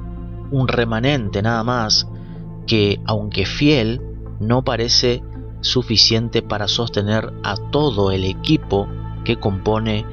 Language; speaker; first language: Spanish; native; Spanish